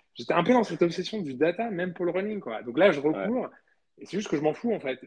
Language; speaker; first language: French; early bilingual, other home language; Spanish